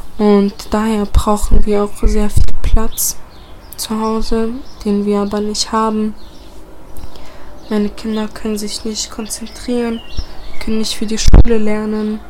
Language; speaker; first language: German; early bilingual, other home language; Bosnian